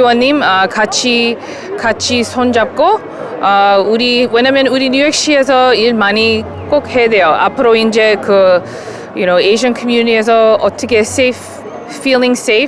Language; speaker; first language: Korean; early bilingual, heritage; English